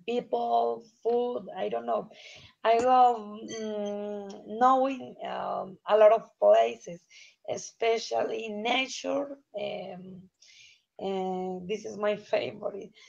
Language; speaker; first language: English; non-native, learner; Spanish